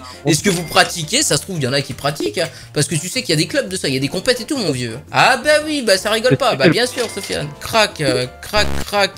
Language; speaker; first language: French; native; French